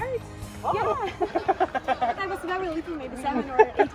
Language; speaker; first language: English; non-native, fluent; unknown